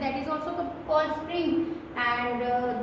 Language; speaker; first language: English; non-native, local second language; Hindi